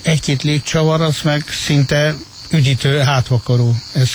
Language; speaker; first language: Hungarian; native; Hungarian